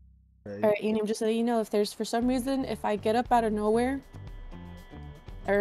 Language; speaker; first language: English; native; English